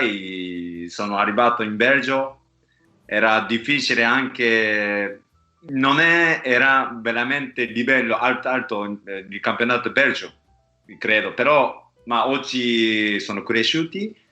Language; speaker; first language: Italian; non-native, learner; Japanese